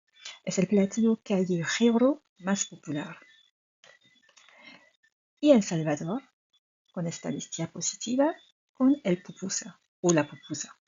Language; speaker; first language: Spanish; non-native, fluent; French